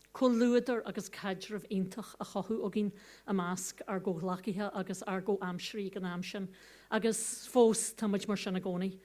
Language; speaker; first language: Irish; non-native, local second language; English